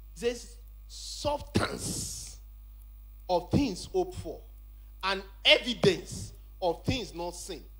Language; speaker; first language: English; non-native, local second language; Yoruba